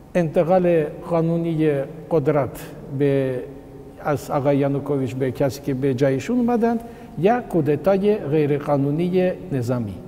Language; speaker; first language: Persian; non-native, fluent; Russian